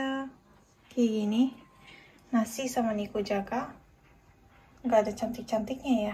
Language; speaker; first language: Indonesian; native; Indonesian